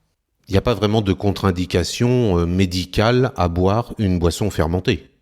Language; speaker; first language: French; native; French